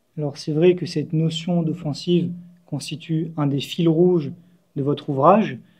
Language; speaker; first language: French; native; French